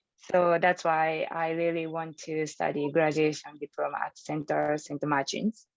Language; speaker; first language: English; non-native, learner; Japanese